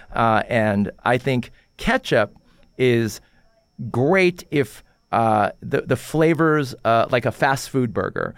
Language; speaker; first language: English; early bilingual, other home language; Korean